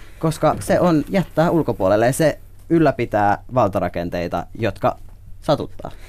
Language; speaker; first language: Finnish; native; Finnish